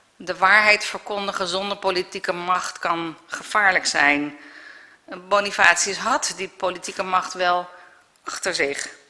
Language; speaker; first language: Dutch; native; Dutch